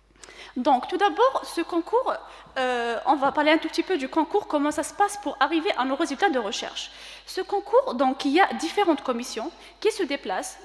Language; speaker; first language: French; non-native, local second language; Kabyle